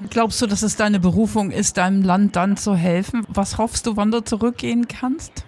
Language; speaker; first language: German; native; German